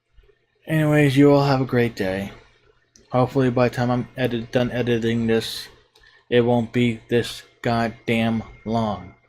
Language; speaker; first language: English; native; English